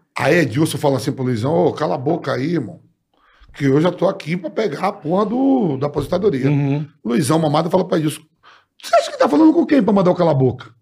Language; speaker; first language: Portuguese; native; Portuguese